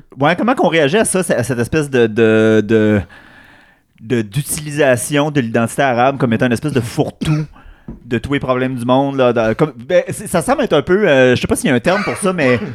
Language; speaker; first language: French; native; French